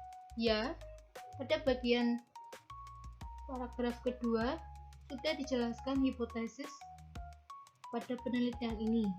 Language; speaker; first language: Indonesian; native; Indonesian